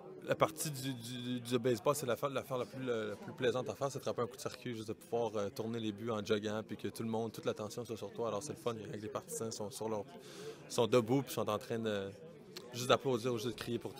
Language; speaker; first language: French; native; French